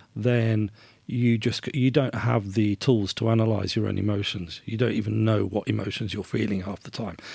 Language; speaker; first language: English; native; English